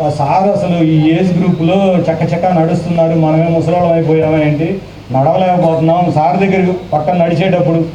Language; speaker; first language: Telugu; native; Telugu